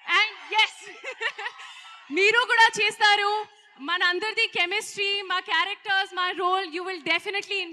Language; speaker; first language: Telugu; non-native, learner; Hindi